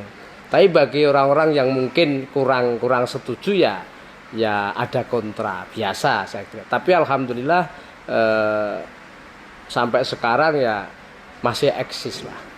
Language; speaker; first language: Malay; non-native, local second language; Javanese